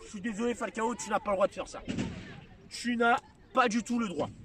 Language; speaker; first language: French; native; French